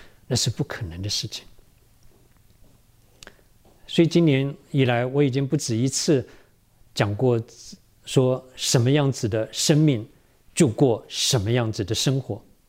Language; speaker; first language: Chinese; native; Chinese